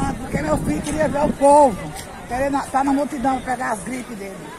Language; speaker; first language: Portuguese; native; Portuguese